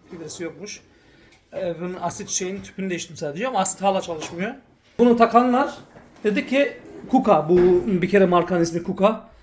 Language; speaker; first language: Turkish; early bilingual, heritage; Turkish